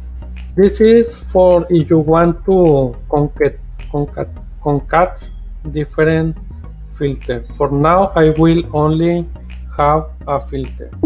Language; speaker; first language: English; non-native, fluent; Spanish